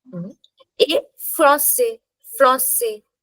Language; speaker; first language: French; non-native, fluent; English